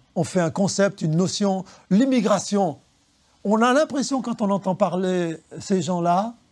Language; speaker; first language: French; native; French